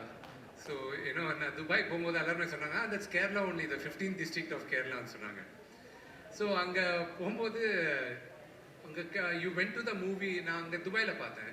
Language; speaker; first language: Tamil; non-native, local second language; Telugu